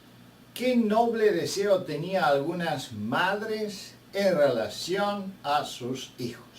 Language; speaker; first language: Spanish; non-native, fluent; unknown